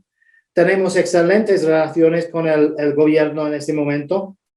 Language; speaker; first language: Spanish; non-native, fluent; English